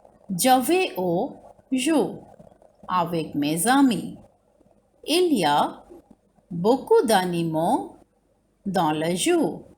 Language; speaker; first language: French; non-native, fluent; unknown